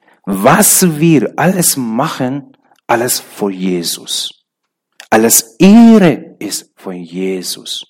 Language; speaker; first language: German; non-native, learner; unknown